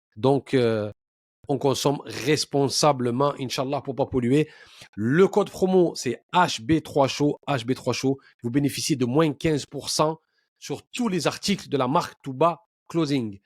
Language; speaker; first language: French; native; French